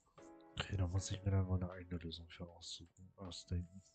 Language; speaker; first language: German; native; German